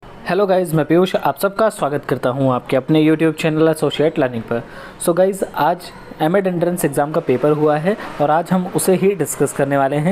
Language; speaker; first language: Hindi; native; Hindi